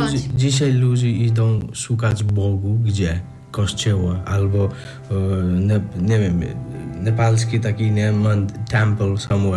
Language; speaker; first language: Polish; non-native, learner; Nepali